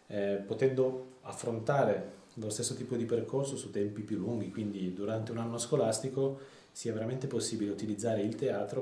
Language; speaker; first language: Italian; native; Italian